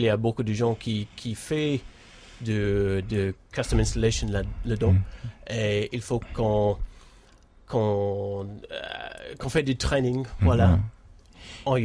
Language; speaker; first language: French; non-native, learner; English